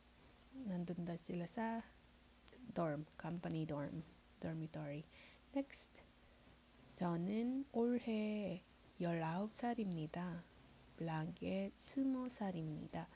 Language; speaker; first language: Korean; non-native, fluent; Iloko